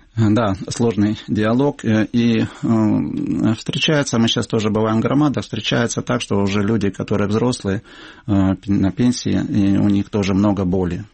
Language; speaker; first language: Russian; native; Russian